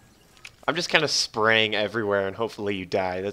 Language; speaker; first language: English; native; English